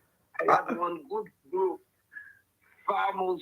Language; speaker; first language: English; non-native, learner; Portuguese